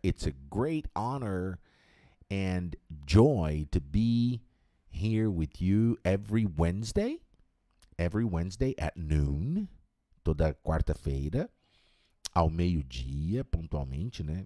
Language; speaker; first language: English; non-native, fluent; Portuguese